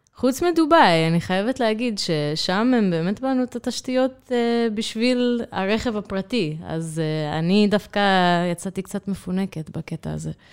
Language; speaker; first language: Hebrew; non-native, fluent; English